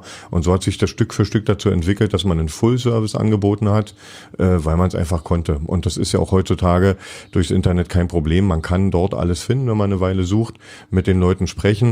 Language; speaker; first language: German; native; German